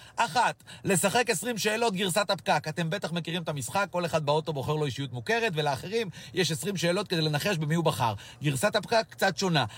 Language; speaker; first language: Hebrew; native; Hebrew